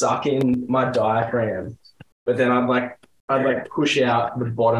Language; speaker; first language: English; native; English